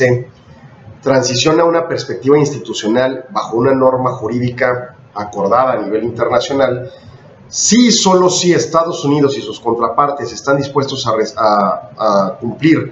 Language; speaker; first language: Spanish; native; Spanish